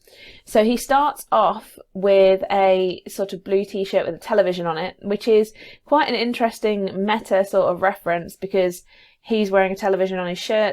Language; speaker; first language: English; native; English